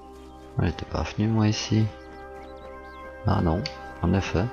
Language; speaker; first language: French; native; French